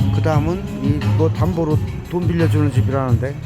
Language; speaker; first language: Korean; native; Korean